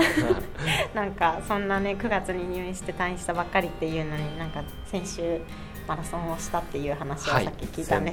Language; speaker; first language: Japanese; native; Japanese